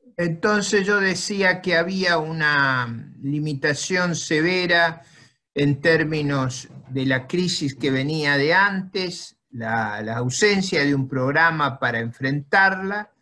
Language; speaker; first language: Spanish; native; Spanish